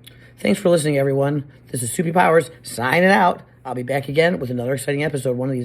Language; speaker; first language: English; native; English